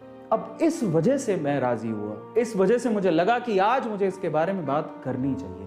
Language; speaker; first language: Hindi; native; Hindi